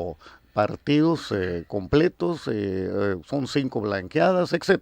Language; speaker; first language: Spanish; native; Spanish